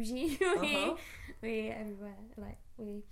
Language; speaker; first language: French; non-native, learner; English